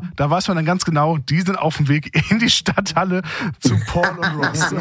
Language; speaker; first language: German; native; German